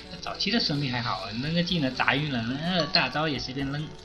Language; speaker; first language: Chinese; native; Chinese